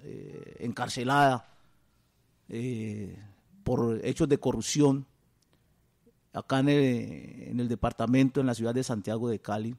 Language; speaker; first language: Spanish; native; Spanish